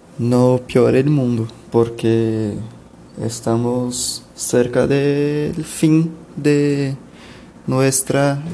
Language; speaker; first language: Spanish; non-native, learner; Portuguese